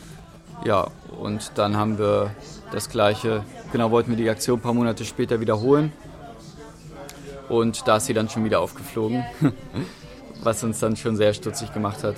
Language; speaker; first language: German; native; German